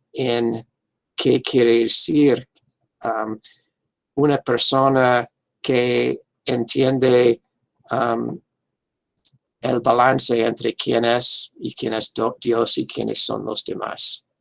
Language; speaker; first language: Spanish; non-native, fluent; English